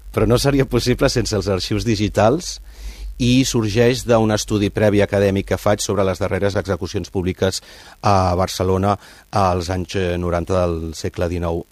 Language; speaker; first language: Catalan; native; Catalan